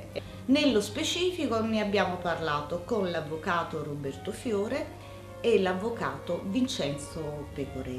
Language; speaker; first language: Italian; native; Italian